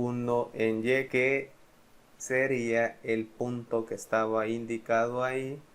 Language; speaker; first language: Spanish; native; Spanish